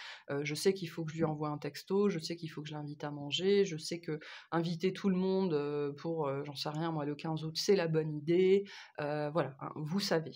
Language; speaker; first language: French; native; French